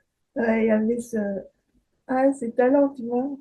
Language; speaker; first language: French; native; French